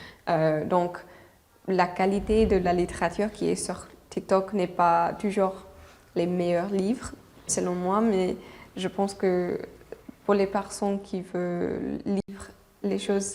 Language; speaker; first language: French; non-native, fluent; English